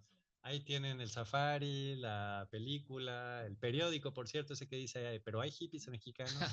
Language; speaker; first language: Spanish; native; Spanish